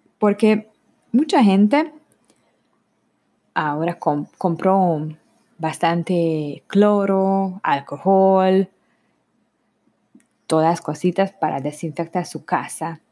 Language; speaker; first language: Spanish; non-native, learner; Hungarian